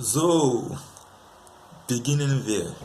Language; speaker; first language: German; non-native, fluent; Yoruba